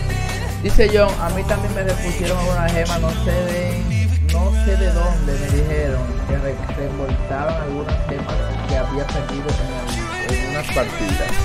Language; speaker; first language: Spanish; native; Spanish